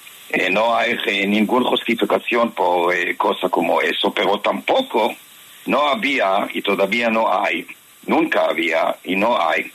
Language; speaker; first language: Spanish; non-native, fluent; Hebrew